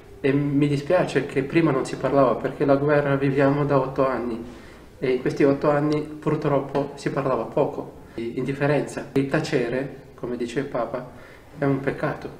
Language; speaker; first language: Italian; non-native, fluent; Ukrainian